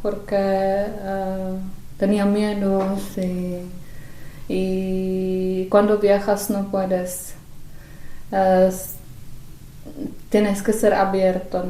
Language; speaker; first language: Spanish; non-native, fluent; Czech